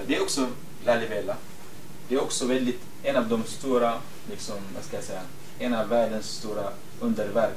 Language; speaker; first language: Swedish; non-native, fluent; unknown